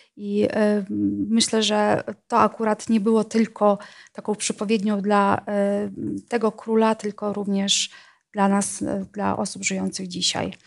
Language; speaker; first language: Polish; non-native, fluent; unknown